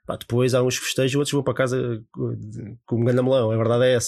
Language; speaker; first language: Portuguese; native; Portuguese